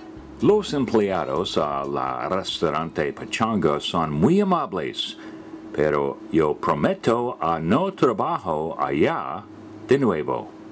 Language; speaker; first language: Spanish; non-native, learner; English